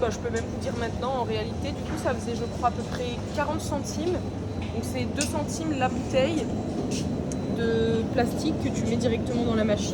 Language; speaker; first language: French; native; French